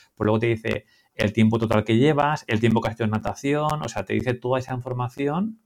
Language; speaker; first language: Spanish; native; Spanish